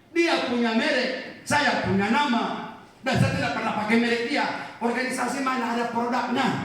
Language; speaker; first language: Indonesian; non-native, local second language; Batak Toba